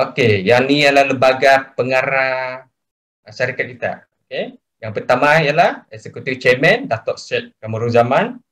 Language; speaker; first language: Malay; non-native, local second language; Chinese